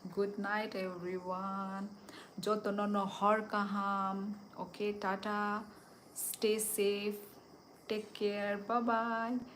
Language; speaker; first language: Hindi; non-native, local second language; Kok Borok